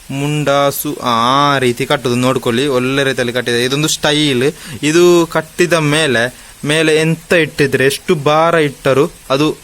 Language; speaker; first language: Kannada; non-native, local second language; Tulu